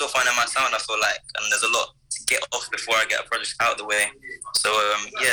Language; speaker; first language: English; native; English